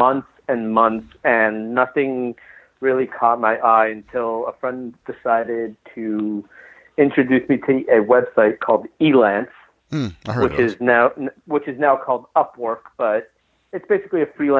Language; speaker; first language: English; native; English